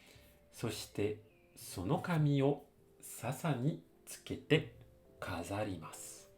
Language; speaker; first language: Japanese; non-native, fluent; French